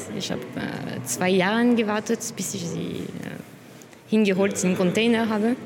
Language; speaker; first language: German; non-native, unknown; French